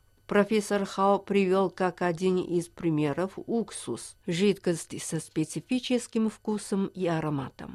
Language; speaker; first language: Russian; non-native, fluent; Chinese